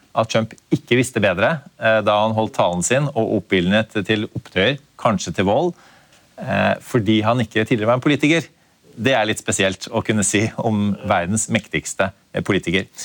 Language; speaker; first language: Norwegian; native; Norwegian